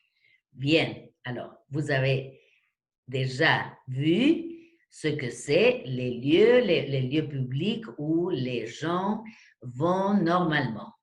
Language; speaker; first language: French; non-native, fluent; Spanish